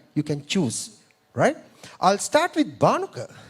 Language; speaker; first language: English; non-native, local second language; Sinhala